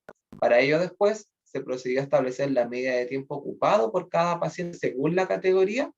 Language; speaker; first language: Spanish; native; Spanish